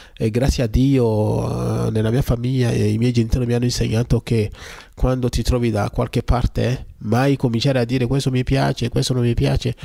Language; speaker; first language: Italian; non-native, fluent; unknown